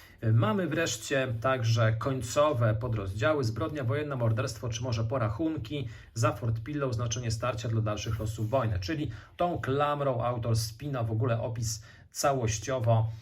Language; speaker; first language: Polish; native; Polish